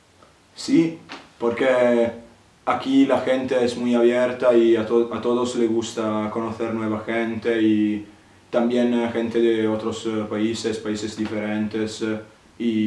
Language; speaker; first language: Spanish; non-native, learner; Italian